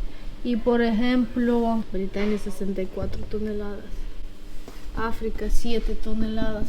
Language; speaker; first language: Spanish; non-native, fluent; Russian